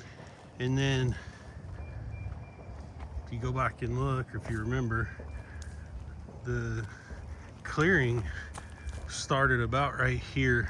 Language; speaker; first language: English; native; English